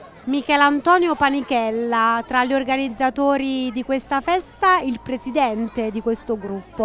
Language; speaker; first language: Italian; native; Italian